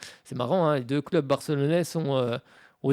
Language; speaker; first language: French; native; French